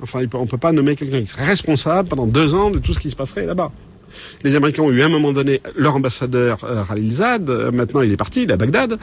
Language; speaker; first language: French; native; French